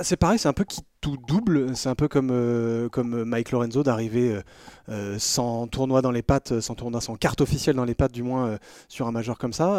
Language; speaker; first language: French; native; French